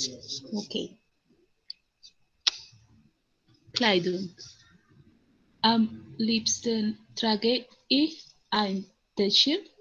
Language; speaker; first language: German; non-native, learner; Spanish